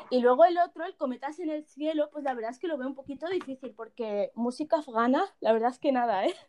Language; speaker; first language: Spanish; early bilingual, other home language; Arabic